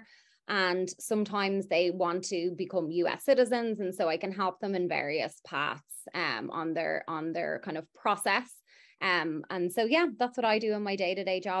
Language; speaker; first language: English; native; English